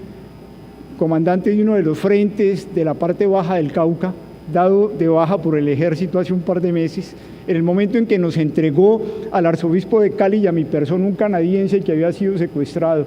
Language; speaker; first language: Spanish; native; Spanish